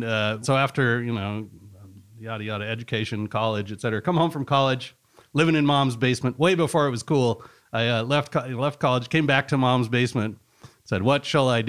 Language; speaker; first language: English; native; English